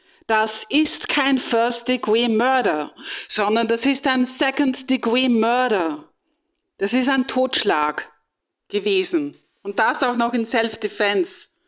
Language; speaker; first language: German; native; German